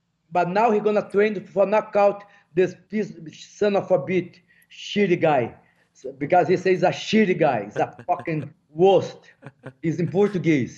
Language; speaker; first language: English; non-native, fluent; Portuguese